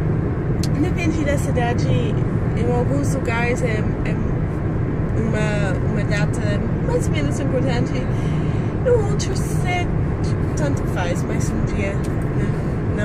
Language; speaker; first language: Portuguese; non-native, fluent; English